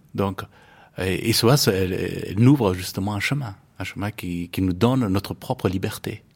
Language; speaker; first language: French; non-native, fluent; Persian